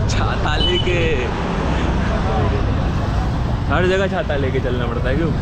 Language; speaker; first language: Hindi; native; Hindi